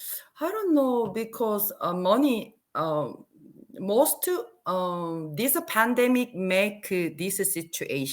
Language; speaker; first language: English; non-native, learner; Korean